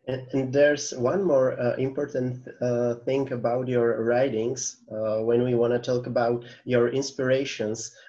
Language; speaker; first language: English; non-native, fluent; Slovak